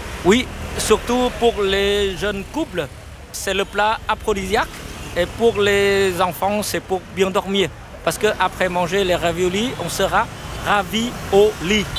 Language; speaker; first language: French; non-native, fluent; Vietnamese